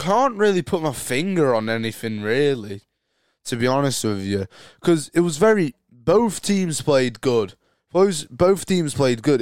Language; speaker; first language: English; native; English